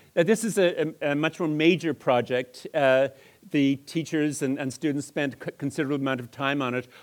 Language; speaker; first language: English; native; English